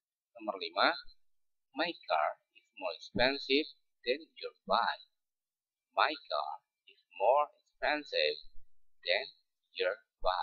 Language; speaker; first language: English; non-native, fluent; Indonesian